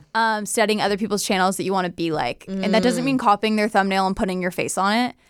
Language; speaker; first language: English; native; English